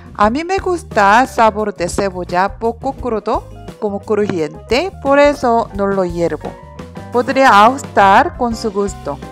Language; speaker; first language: Spanish; non-native, learner; Korean